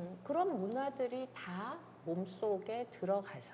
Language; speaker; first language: Korean; native; Korean